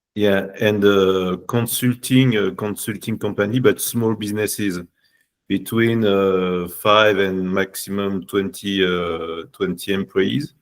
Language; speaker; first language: English; non-native, learner; French